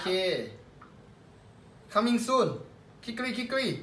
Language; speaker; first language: English; non-native, learner; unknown